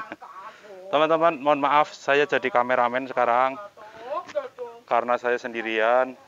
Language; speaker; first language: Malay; non-native, local second language; Javanese